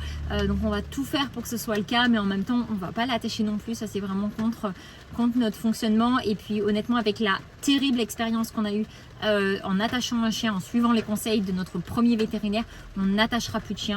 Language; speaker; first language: French; native; French